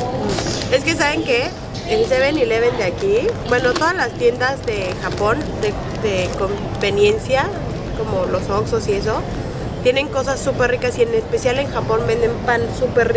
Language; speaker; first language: Spanish; native; Spanish